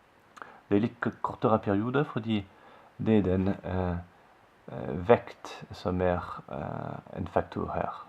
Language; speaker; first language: Norwegian; non-native, fluent; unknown